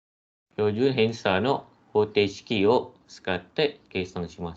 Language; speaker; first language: Japanese; non-native, fluent; Malay